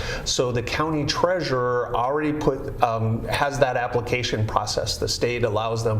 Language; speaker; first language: English; native; English